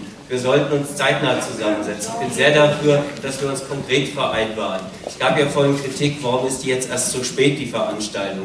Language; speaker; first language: German; native; German